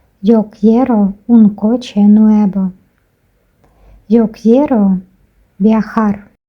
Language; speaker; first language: Spanish; non-native, fluent; Ukrainian